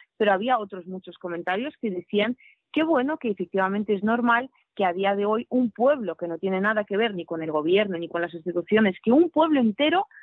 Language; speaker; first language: Spanish; non-native, fluent; Russian